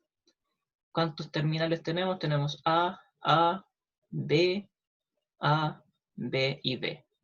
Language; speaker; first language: Spanish; native; Spanish